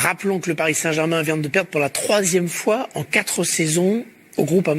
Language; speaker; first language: French; native; French